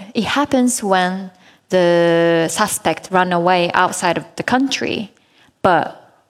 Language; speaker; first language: English; non-native, fluent; Japanese